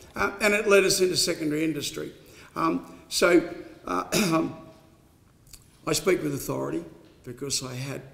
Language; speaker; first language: English; native; English